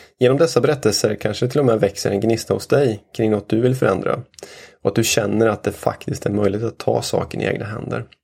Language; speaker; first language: Swedish; native; Swedish